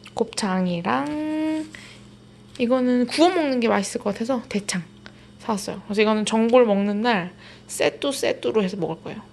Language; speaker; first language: Korean; native; Korean